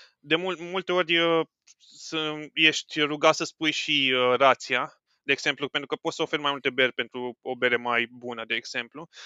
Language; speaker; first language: Romanian; native; Romanian